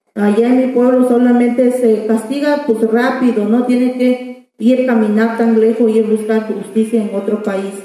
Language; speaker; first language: Spanish; non-native, fluent; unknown